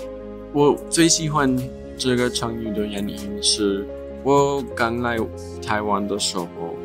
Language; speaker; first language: Chinese; non-native, learner; English